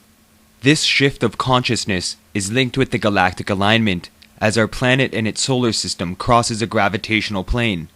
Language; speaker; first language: English; native; English